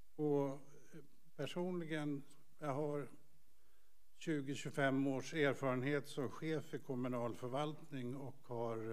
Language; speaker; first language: Swedish; native; Swedish